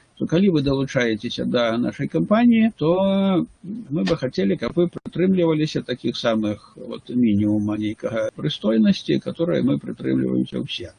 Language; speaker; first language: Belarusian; non-native, local second language; Russian